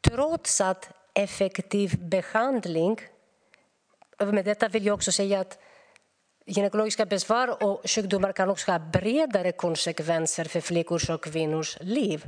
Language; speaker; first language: Swedish; non-native, fluent; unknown